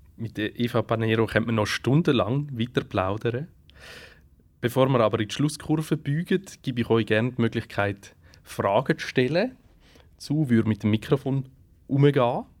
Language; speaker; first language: German; native; German